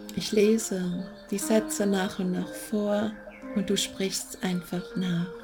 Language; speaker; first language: German; native; German